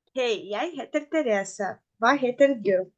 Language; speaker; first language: Norwegian; non-native, learner; Lithuanian